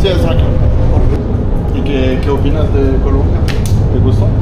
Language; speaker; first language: Spanish; non-native, fluent; French